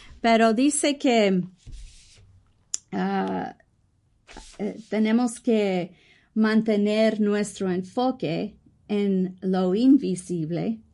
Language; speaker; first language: Spanish; early bilingual, heritage; English